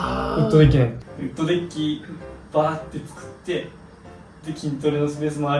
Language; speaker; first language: Japanese; native; Japanese